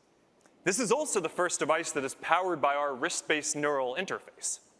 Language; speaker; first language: English; native; English